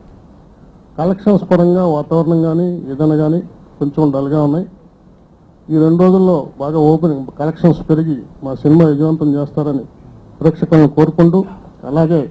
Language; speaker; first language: Telugu; native; Telugu